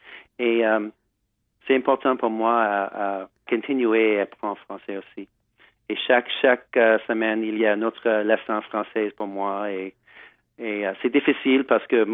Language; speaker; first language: French; non-native, learner; English